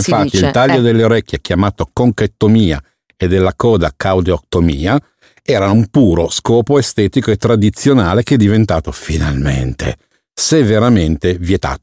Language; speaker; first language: Italian; native; Italian